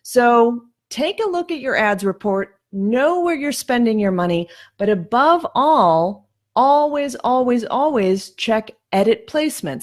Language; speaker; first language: English; native; English